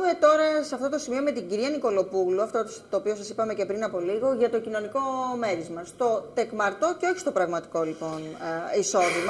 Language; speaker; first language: Greek; native; Greek